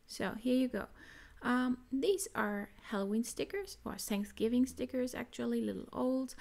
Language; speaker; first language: English; non-native, fluent; German